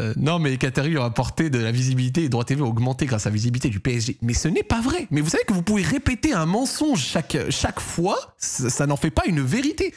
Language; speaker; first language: French; native; French